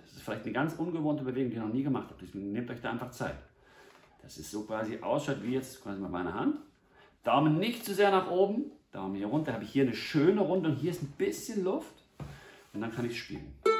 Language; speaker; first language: German; native; German